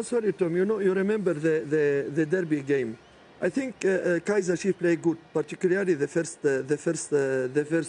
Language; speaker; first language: English; non-native, learner; French